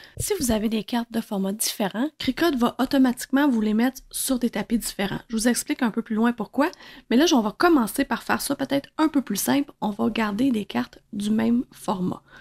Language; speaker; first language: French; native; French